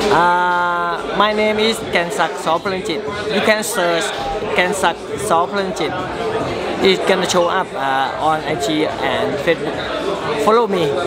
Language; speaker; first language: English; non-native, learner; Thai